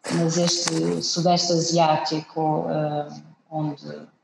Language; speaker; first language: Portuguese; native; Portuguese